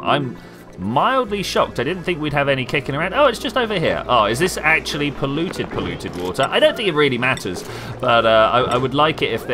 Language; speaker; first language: English; native; English